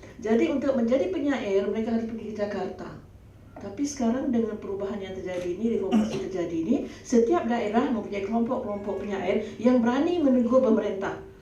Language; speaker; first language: Malay; native; Malay